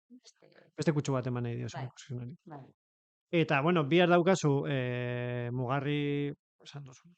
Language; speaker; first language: Basque; native; Basque